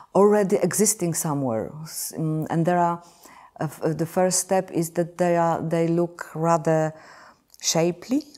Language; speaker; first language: English; non-native, fluent; Polish